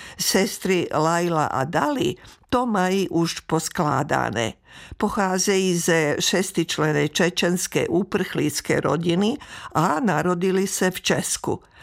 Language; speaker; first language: Czech; native; Czech